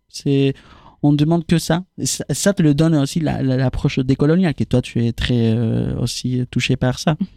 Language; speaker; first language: French; non-native, fluent; Spanish